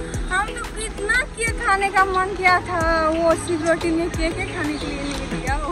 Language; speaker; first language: Hindi; non-native, local second language; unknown